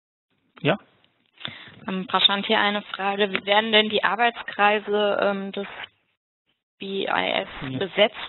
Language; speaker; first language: German; native; German